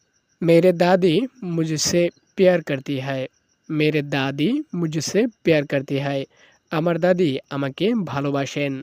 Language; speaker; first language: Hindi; non-native, learner; Bangla